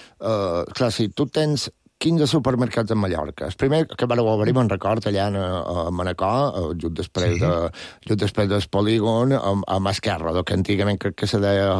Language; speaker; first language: Catalan; native; Catalan